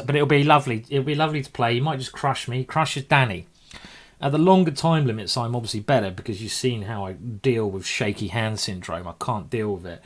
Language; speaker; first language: English; native; English